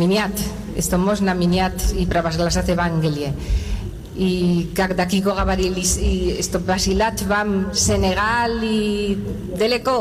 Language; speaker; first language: Russian; non-native, learner; Spanish